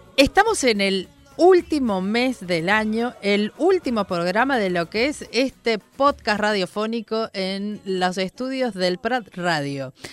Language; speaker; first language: Spanish; native; Spanish